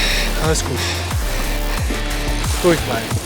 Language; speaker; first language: German; non-native, learner; Dutch